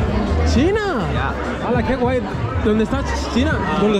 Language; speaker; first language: Spanish; non-native, learner; Swahili